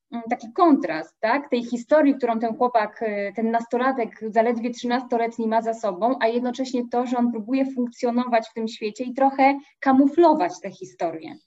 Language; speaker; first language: Polish; native; Polish